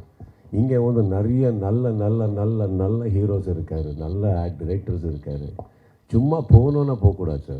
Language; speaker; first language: Tamil; non-native, local second language; Kannada